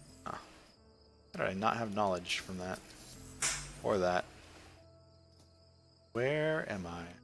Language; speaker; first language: English; native; English